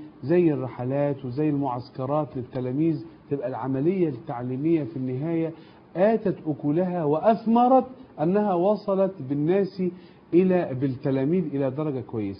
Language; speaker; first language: Arabic; native; Arabic